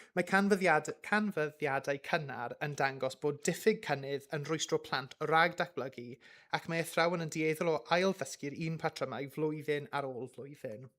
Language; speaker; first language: Welsh; non-native, local second language; English